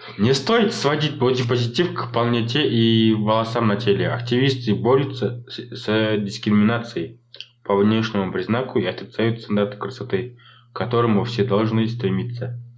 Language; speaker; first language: Russian; non-native, local second language; Kazakh